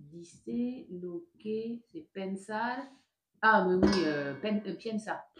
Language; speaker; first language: Spanish; non-native, learner; French